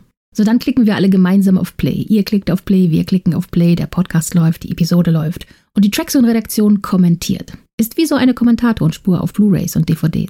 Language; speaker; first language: German; native; German